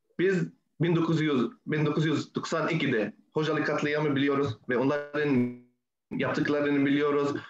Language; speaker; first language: Turkish; non-native, fluent; Arabic